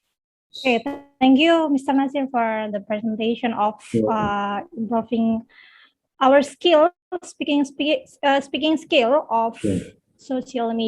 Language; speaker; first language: English; non-native, learner; Indonesian